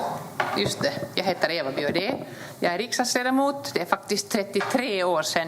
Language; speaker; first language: Swedish; native; Swedish